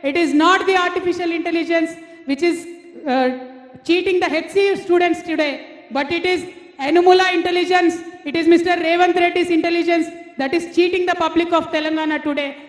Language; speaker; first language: English; non-native, local second language; Telugu